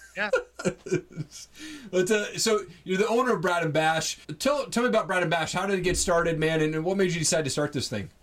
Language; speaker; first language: English; native; English